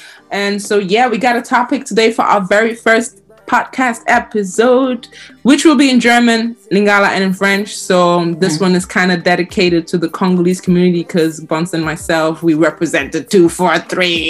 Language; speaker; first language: English; non-native, fluent; Lingala